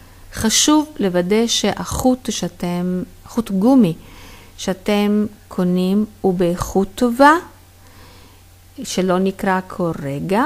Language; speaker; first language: Hebrew; non-native, fluent; Italian